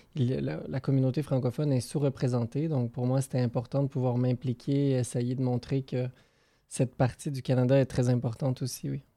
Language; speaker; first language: French; native; French